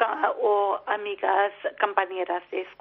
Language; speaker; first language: Spanish; non-native, learner; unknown